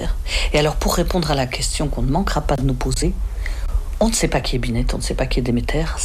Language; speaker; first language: French; native; French